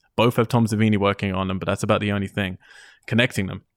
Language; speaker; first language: English; native; English